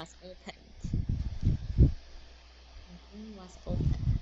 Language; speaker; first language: English; non-native, learner; Chinese